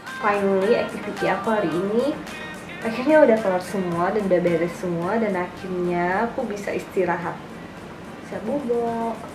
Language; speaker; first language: Indonesian; native; Indonesian